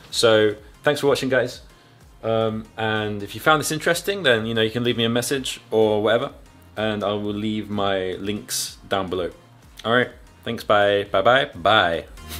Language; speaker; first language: English; native; English